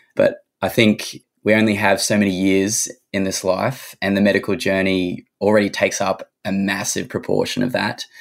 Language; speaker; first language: English; native; English